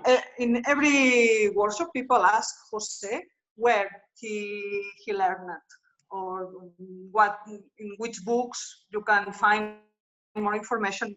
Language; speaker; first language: English; non-native, learner; Spanish